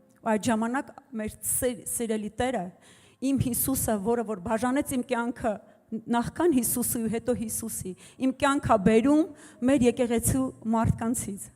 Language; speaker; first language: Armenian; native; Armenian